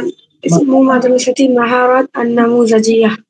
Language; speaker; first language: Arabic; non-native, learner; Bangla